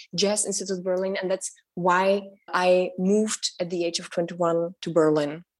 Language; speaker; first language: English; non-native, fluent; Czech